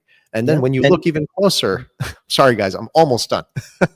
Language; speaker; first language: English; native; English